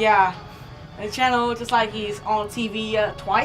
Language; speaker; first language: English; non-native, learner; Vietnamese